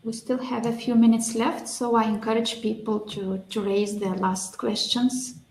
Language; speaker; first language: English; non-native, fluent; Lithuanian